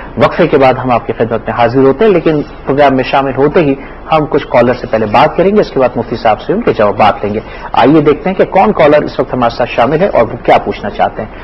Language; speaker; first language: Urdu; native; Urdu